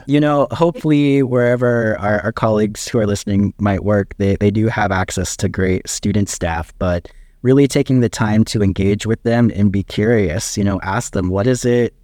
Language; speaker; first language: English; native; English